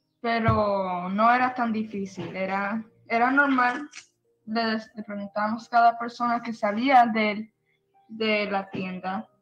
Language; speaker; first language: Spanish; early bilingual, heritage; Spanish